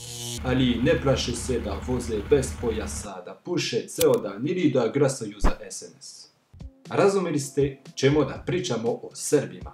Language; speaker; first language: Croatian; non-native, fluent; French